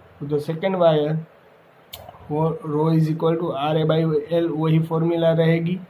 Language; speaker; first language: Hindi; non-native, local second language; Gujarati